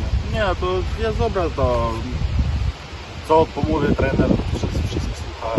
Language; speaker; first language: Polish; non-native, learner; Lithuanian